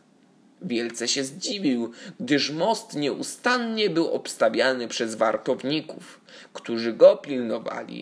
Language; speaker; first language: Polish; native; Polish